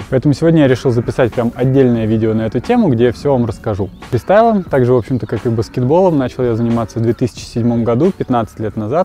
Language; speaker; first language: Russian; native; Russian